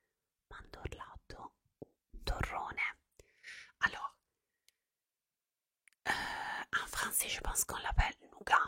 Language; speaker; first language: French; non-native, fluent; Italian